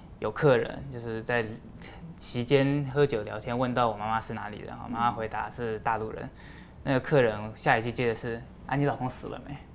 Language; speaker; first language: Chinese; native; Chinese